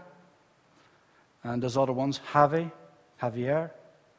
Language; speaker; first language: English; native; English